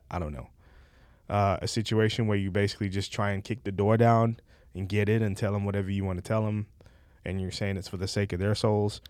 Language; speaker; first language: English; native; English